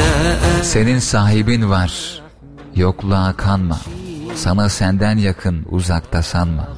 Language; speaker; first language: Turkish; native; Turkish